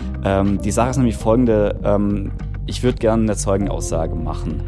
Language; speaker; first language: German; native; German